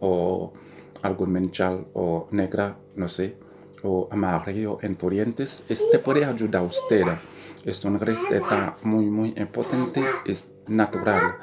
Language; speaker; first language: Spanish; non-native, learner; Haitian Creole